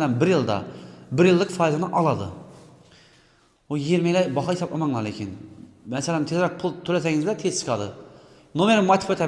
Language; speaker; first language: Uzbek; native; Uzbek